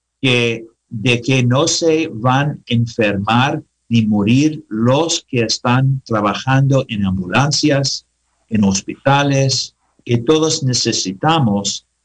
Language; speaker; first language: Spanish; non-native, learner; English